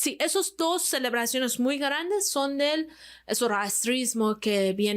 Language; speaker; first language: Spanish; non-native, fluent; Persian